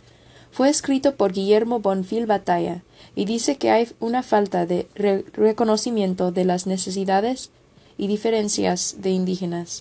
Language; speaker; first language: Spanish; non-native, fluent; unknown